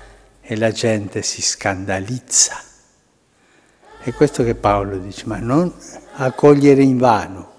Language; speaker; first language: Italian; early bilingual, heritage; Spanish